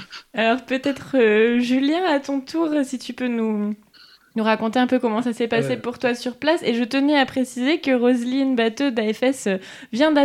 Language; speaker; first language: French; native; French